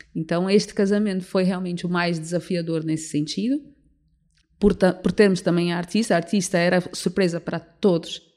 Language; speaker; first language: Portuguese; native; Portuguese